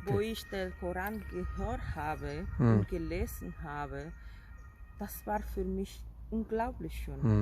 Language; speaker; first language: German; non-native, fluent; Spanish